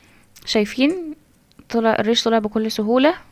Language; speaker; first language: Arabic; native; Arabic